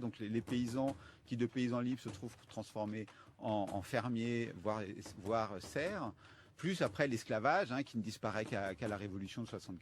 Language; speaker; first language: French; native; French